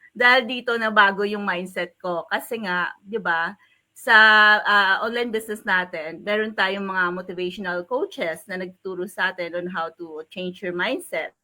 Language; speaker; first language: Filipino; native; Filipino